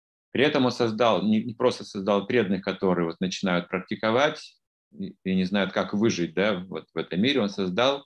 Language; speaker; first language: Russian; native; Russian